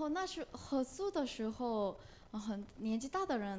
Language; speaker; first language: Chinese; non-native, learner; Korean